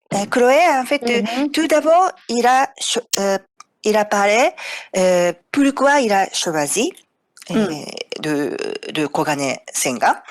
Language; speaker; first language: French; non-native, fluent; Japanese